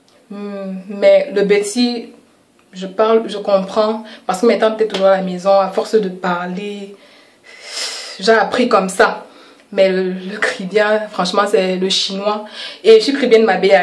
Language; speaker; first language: French; native; French